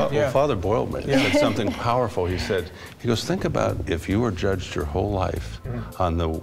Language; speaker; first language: English; native; English